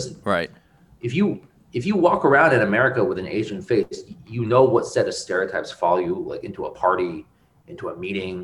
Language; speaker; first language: English; native; English